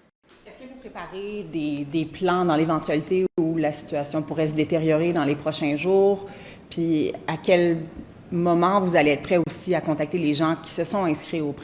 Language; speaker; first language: French; native; French